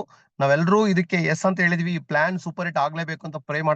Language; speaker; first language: Kannada; native; Kannada